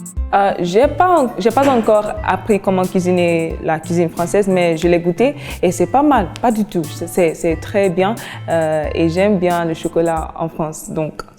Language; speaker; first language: French; non-native, learner; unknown